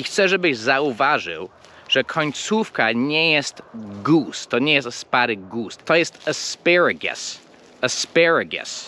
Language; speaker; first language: Polish; non-native, fluent; English